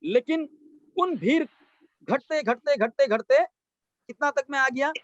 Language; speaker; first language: Hindi; non-native, local second language; Assamese